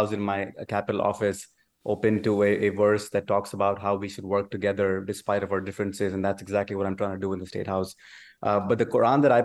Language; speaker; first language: English; non-native, local second language; Urdu